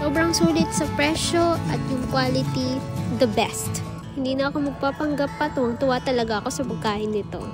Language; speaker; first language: Filipino; non-native, local second language; Cebuano